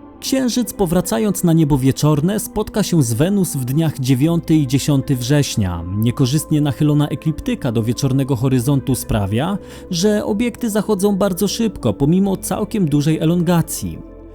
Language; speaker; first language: Polish; native; Polish